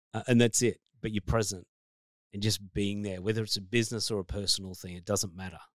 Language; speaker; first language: English; native; English